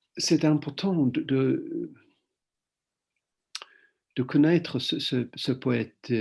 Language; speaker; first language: French; non-native, fluent; Swedish